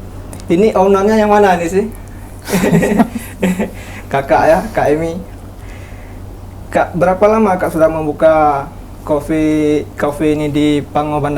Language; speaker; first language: Indonesian; native; Indonesian